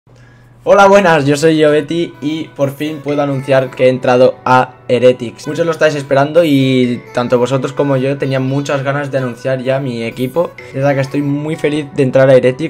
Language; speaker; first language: Spanish; native; Spanish